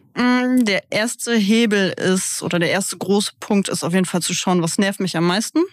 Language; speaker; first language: German; native; German